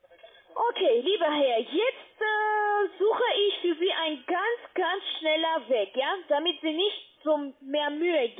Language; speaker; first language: German; non-native, learner; Russian